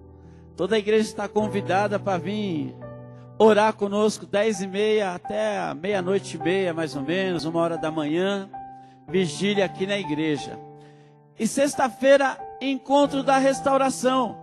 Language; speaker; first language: Portuguese; native; Portuguese